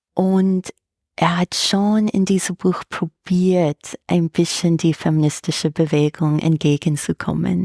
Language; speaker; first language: German; non-native, fluent; English